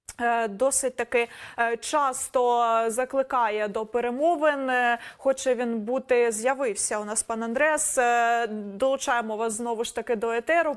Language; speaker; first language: Ukrainian; native; Ukrainian